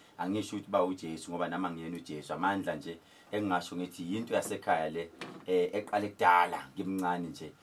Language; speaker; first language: Zulu; native; Zulu